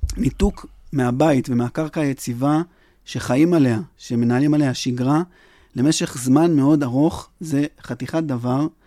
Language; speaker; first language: Hebrew; native; Hebrew